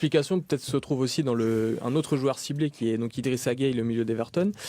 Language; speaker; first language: French; native; French